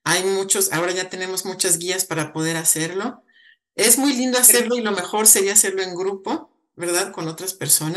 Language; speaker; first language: Spanish; native; Spanish